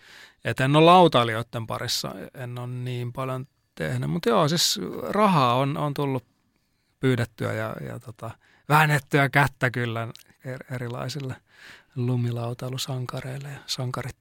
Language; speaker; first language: Finnish; native; Finnish